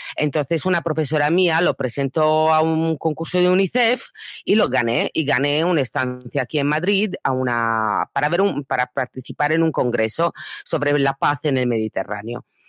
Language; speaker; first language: Spanish; non-native, fluent; Italian